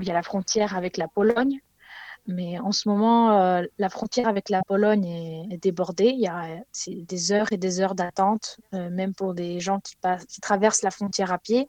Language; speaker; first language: French; non-native, fluent; Ukrainian